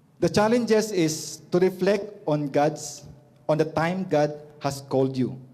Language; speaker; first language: English; non-native, local second language; Filipino